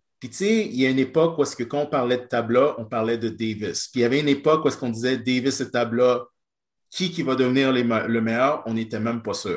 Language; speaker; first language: French; native; French